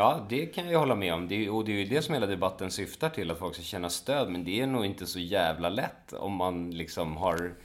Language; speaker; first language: Swedish; native; Swedish